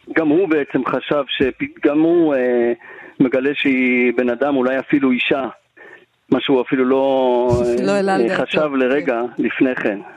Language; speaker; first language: Hebrew; native; Hebrew